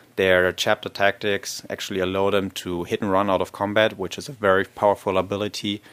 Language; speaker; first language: English; non-native, fluent; German